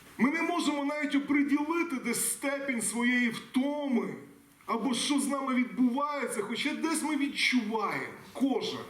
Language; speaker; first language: Ukrainian; non-native, local second language; Russian